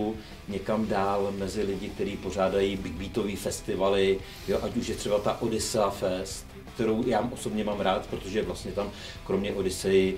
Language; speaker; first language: Czech; native; Czech